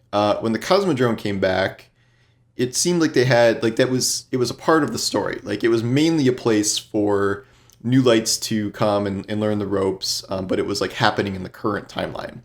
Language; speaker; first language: English; native; English